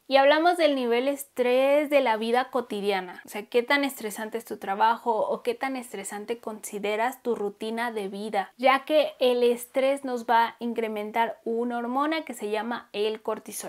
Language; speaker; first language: Spanish; native; Spanish